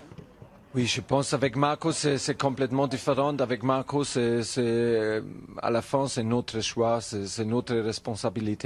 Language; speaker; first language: French; non-native, learner; German